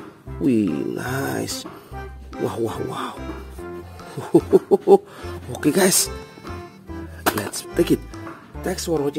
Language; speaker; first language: English; non-native, learner; Indonesian